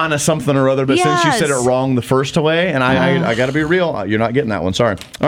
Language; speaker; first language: English; native; English